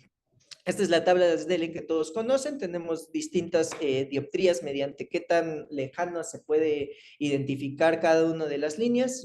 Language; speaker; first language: Spanish; native; Spanish